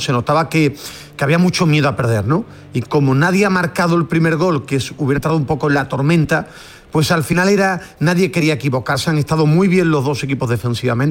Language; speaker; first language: Spanish; native; Spanish